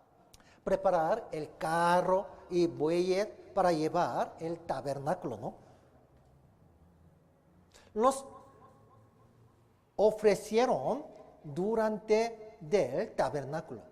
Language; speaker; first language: Spanish; non-native, learner; Korean